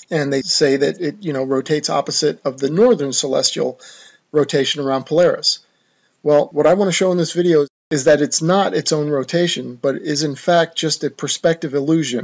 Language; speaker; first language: English; native; English